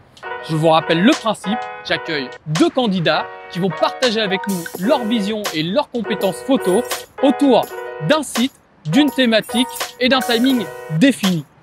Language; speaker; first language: French; native; French